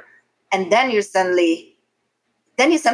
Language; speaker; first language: English; non-native, fluent; Hebrew